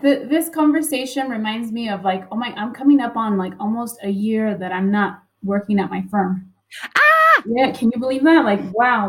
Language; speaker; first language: English; early bilingual, other home language; Spanish